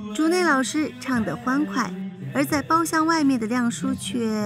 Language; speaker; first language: Chinese; native; Chinese